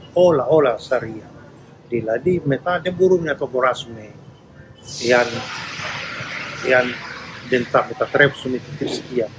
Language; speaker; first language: Greek; non-native, learner; Indonesian